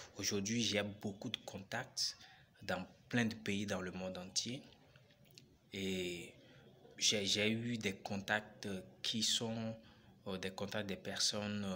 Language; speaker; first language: French; non-native, local second language; Ewe